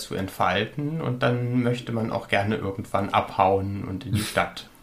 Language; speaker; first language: German; native; German